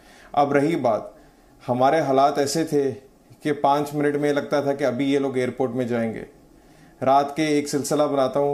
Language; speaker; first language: Hindi; native; Hindi